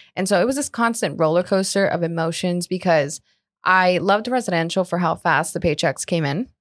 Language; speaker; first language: English; early bilingual, other home language; Spanish